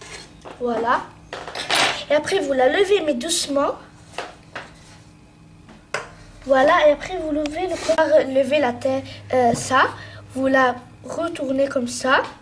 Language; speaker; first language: French; non-native, learner; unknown